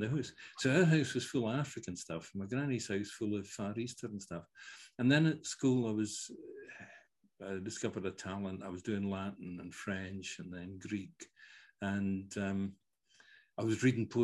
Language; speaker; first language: English; early bilingual, other home language; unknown